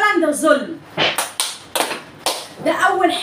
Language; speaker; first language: Arabic; native; Arabic